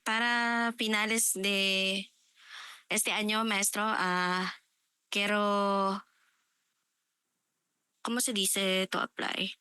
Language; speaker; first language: Spanish; non-native, learner; Filipino